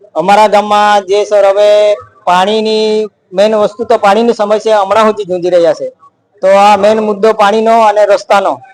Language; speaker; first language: Gujarati; non-native, local second language; Vasavi